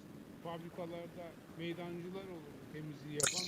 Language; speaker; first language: Turkish; native; Turkish